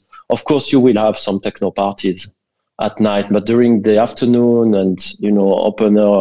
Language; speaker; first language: English; non-native, fluent; French